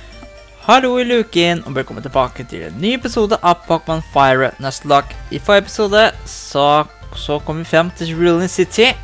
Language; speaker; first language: Norwegian; native; Norwegian